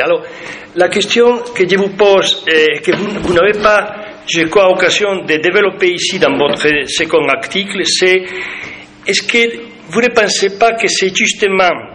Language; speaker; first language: French; non-native, fluent; Spanish